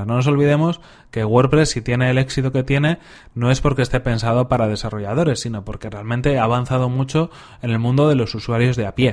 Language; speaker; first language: Spanish; native; Spanish